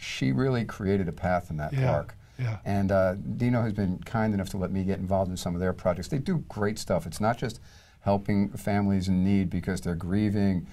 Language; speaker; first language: English; native; English